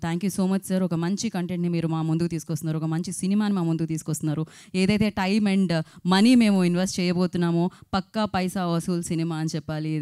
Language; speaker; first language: Telugu; native; Telugu